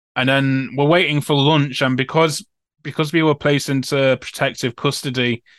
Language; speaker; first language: English; native; English